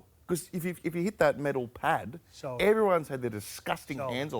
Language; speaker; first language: English; native; English